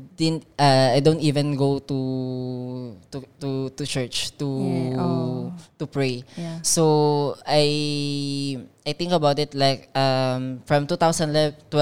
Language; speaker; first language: English; non-native, local second language; Filipino